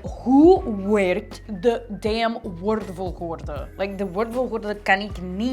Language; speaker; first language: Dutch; non-native, learner; English